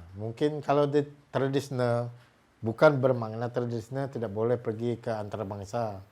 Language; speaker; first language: Malay; non-native, local second language; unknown